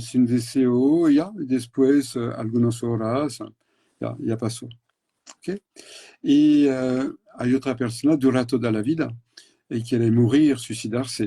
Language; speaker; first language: Spanish; non-native, fluent; French